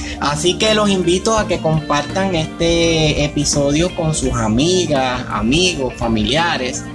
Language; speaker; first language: Spanish; native; Spanish